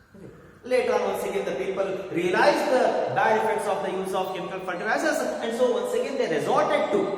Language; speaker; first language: English; non-native, local second language; Kannada